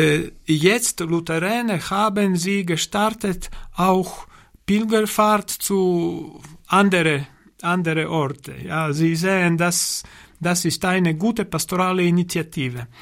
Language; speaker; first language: German; non-native, learner; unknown